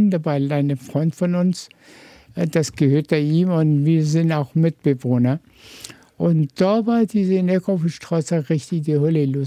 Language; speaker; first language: German; non-native, fluent; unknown